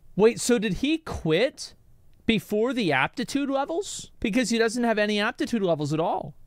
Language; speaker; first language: English; native; English